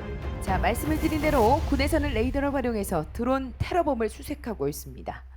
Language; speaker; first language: Korean; native; Korean